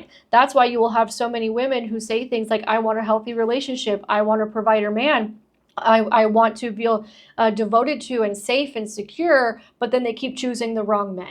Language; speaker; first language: English; native; English